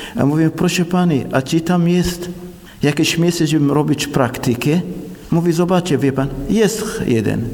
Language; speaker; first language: Polish; non-native, fluent; Arabic